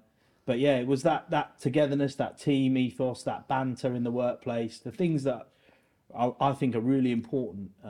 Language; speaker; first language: English; native; English